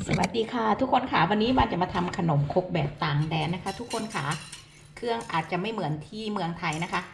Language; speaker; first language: Thai; native; Thai